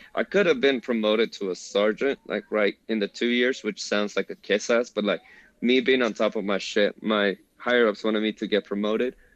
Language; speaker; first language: English; early bilingual, other home language; Spanish